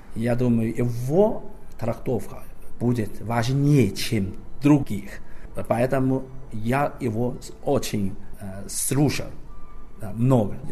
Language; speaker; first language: Russian; non-native, learner; Chinese